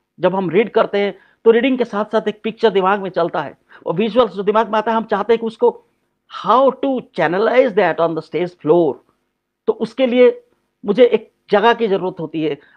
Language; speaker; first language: Hindi; non-native, local second language; Odia